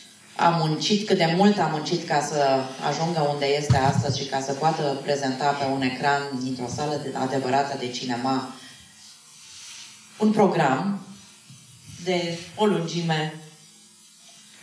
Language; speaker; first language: Romanian; native; Romanian